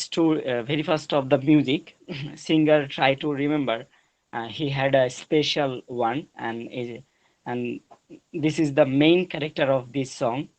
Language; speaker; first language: English; non-native, learner; Bangla